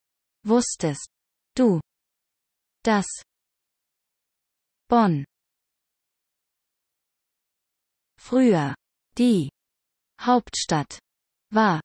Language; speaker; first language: German; non-native, learner; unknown